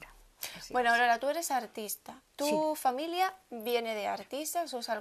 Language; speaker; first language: Spanish; native; Spanish